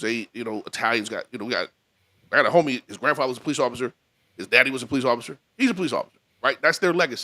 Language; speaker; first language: English; native; English